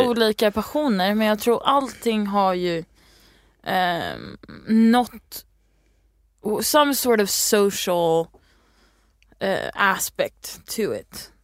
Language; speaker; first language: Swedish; early bilingual, heritage; Swedish